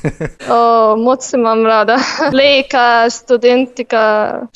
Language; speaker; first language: Czech; non-native, learner; Arabic